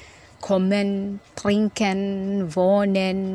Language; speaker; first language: German; non-native, fluent; Indonesian